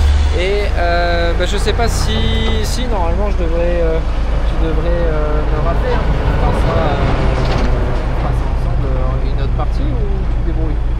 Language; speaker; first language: French; native; French